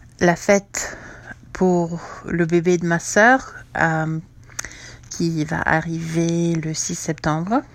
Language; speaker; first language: French; non-native, fluent; English